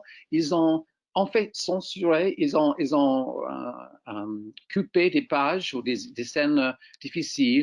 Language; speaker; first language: French; non-native, fluent; English